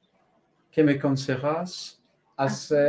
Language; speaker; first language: Spanish; non-native, learner; French